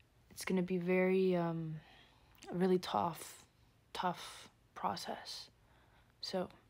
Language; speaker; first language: English; early bilingual, other home language; Spanish